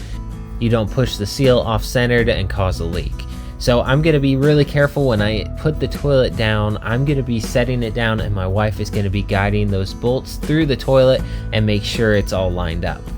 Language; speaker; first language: English; native; English